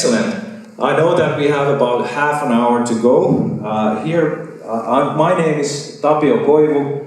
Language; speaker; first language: English; non-native, fluent; Finnish